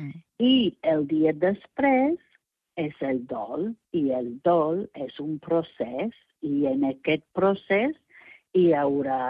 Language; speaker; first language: Catalan; non-native, fluent; English